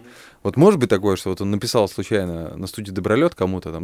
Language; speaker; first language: Russian; native; Russian